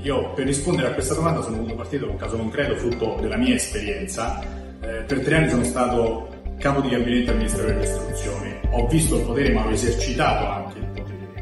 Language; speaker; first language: Italian; native; Italian